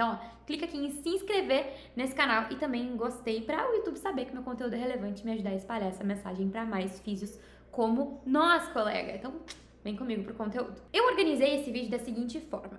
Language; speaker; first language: Portuguese; native; Portuguese